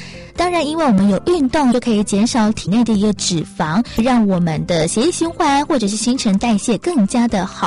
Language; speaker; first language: Chinese; native; Chinese